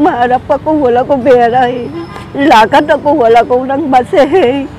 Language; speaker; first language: Filipino; non-native, learner; Vietnamese